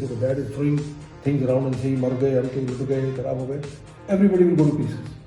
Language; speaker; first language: English; non-native, local second language; Hindi